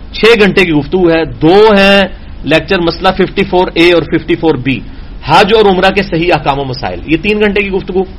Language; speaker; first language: Urdu; non-native, local second language; Punjabi